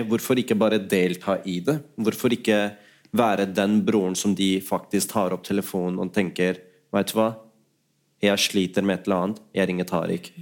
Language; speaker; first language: Norwegian; early bilingual, other home language; Urdu